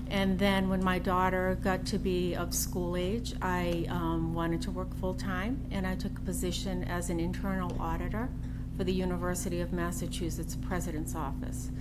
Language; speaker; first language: English; native; English